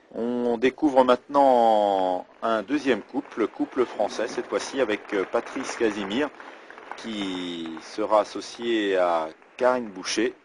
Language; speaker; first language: French; native; French